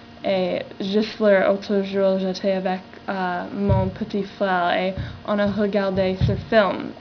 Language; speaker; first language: French; non-native, learner; English